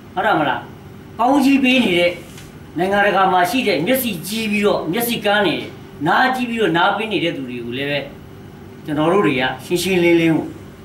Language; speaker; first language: Burmese; non-native, local second language; S'gaw Karen